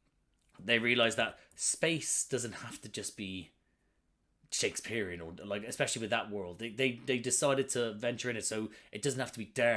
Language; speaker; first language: English; native; English